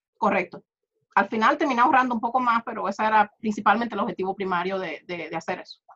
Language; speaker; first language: Spanish; early bilingual, heritage; Spanish